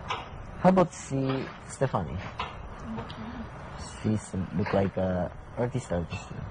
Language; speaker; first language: English; non-native, learner; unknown